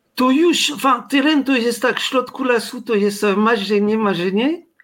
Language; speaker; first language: Polish; non-native, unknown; French